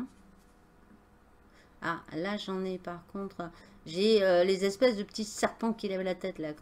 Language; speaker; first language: French; native; French